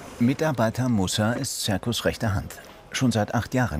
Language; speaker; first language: German; native; German